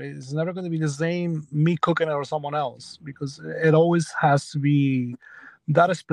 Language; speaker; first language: English; early bilingual, other home language; Spanish